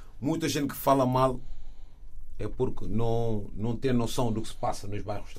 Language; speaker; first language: Portuguese; non-native, fluent; Wolof